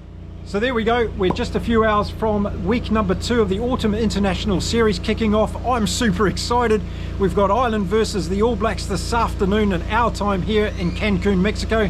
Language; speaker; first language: English; native; English